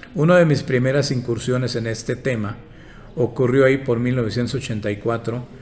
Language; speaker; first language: Spanish; non-native, local second language; Yucateco